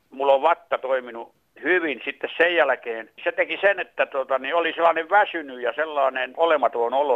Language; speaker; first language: Finnish; native; Finnish